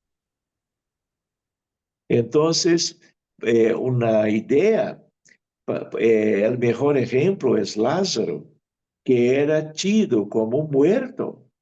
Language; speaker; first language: Spanish; non-native, fluent; Portuguese